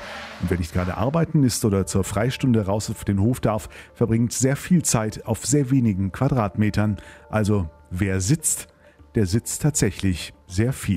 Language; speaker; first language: German; native; German